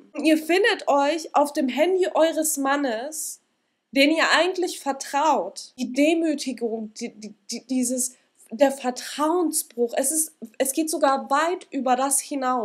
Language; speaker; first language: German; native; German